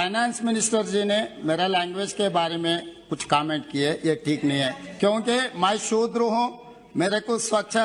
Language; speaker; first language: Hindi; non-native, local second language; Telugu